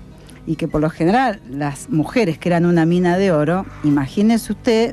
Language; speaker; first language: Spanish; native; Spanish